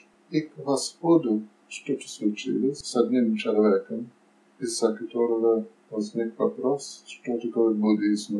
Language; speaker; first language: Russian; non-native, fluent; English